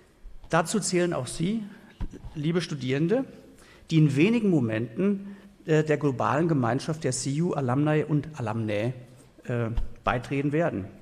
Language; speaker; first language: German; native; German